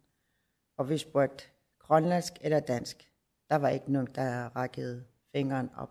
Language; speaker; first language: Danish; non-native, local second language; Kalaallisut